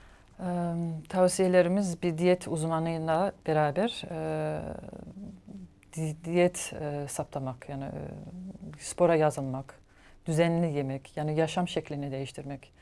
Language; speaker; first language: Turkish; native; Turkish